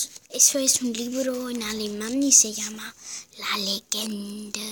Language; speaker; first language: Spanish; non-native, learner; German